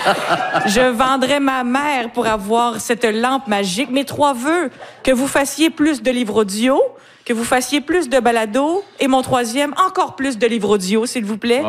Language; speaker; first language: French; native; French